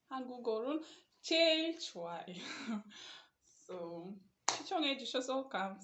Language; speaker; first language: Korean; non-native, learner; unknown